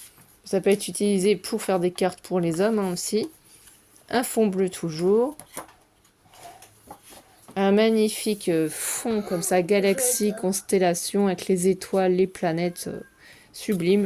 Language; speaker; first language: French; native; French